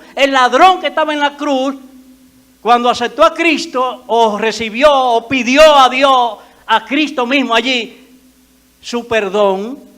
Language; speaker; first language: Spanish; native; Spanish